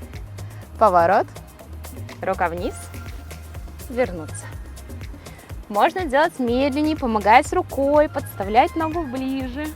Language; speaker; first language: Russian; native; Russian